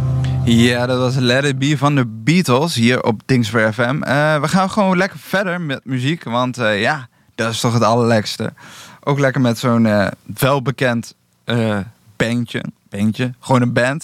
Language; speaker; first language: Dutch; native; Dutch